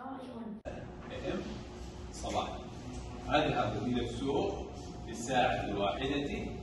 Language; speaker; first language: Arabic; non-native, learner; Indonesian